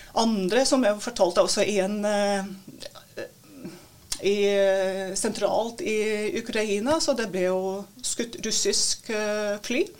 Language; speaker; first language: Norwegian; non-native, fluent; Latvian